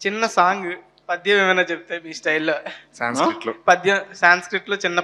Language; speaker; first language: Telugu; native; Telugu